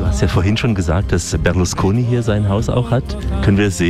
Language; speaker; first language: German; native; German